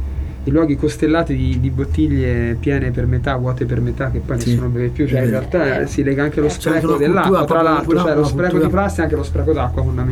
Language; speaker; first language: Italian; native; Italian